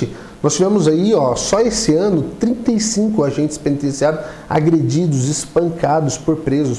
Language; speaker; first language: Portuguese; native; Portuguese